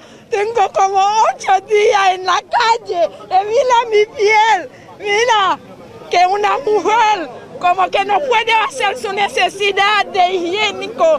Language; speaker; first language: Spanish; non-native, learner; Haitian Creole